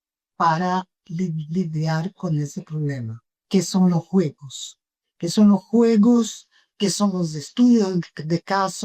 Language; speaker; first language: Spanish; non-native, fluent; Portuguese